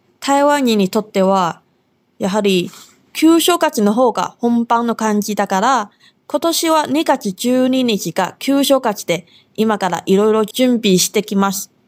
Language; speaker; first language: Japanese; non-native, fluent; Chinese